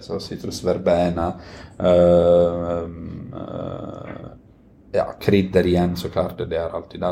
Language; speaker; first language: Norwegian; non-native, fluent; Italian